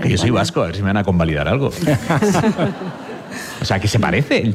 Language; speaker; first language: Spanish; native; Spanish